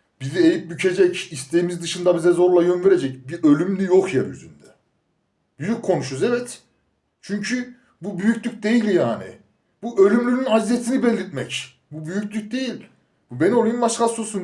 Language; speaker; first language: Turkish; native; Turkish